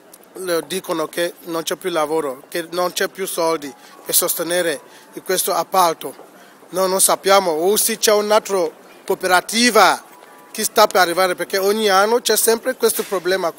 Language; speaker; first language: Italian; non-native, fluent; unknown